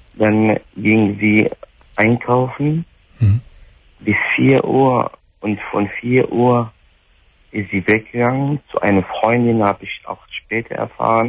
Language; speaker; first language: German; non-native, fluent; Arabic